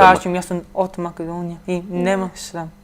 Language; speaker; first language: Macedonian; early bilingual, heritage; Macedonian